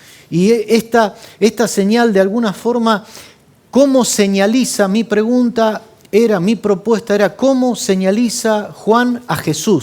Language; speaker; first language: Spanish; native; Spanish